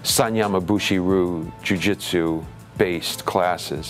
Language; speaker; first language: English; native; English